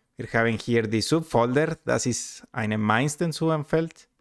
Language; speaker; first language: German; non-native, learner; Spanish